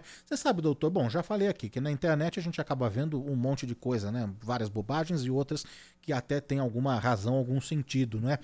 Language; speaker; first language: Portuguese; native; Portuguese